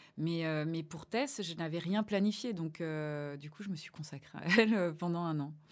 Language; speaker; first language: French; native; French